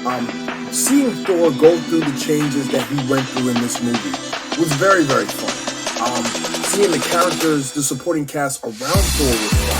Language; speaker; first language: English; native; English